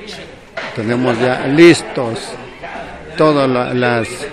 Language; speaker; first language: Spanish; native; Spanish